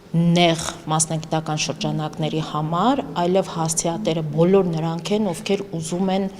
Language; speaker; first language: Armenian; native; Armenian